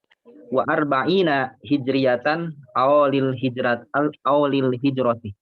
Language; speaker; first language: Arabic; non-native, learner; Indonesian